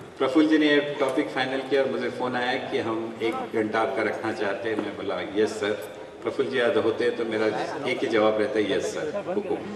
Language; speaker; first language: Hindi; non-native, local second language; Marathi